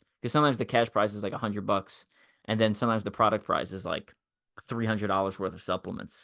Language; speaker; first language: English; native; English